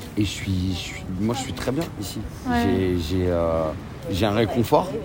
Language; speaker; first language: French; native; French